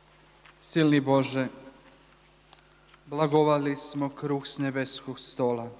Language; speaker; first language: Croatian; native; Croatian